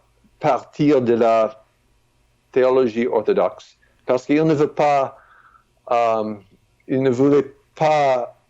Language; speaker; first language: French; non-native, fluent; English